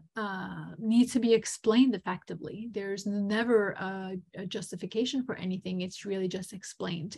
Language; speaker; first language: English; non-native, fluent; Serbian